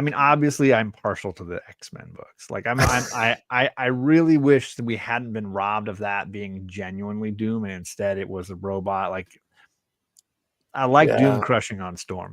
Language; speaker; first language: English; native; English